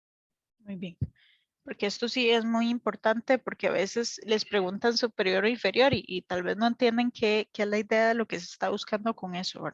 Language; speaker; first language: Spanish; native; Spanish